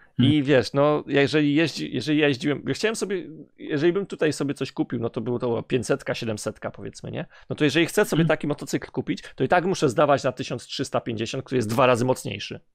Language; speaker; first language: Polish; native; Polish